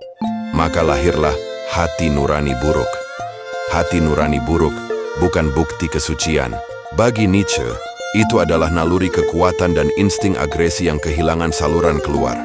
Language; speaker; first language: Indonesian; native; Indonesian